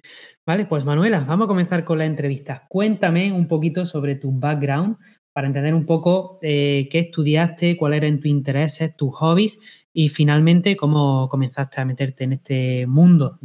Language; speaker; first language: Spanish; native; Spanish